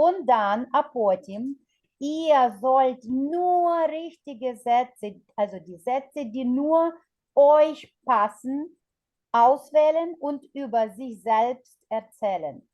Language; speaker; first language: German; non-native, fluent; Ukrainian